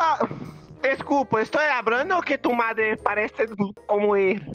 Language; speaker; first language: Spanish; non-native, learner; Portuguese